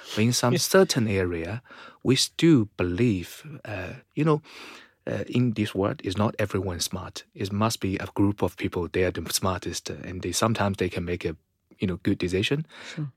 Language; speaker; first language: English; non-native, fluent; Chinese